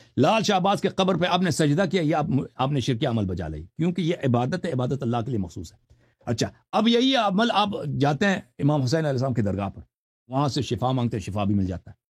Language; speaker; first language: Urdu; non-native, local second language; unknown